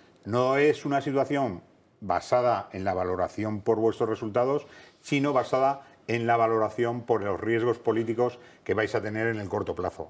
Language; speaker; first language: Spanish; native; Spanish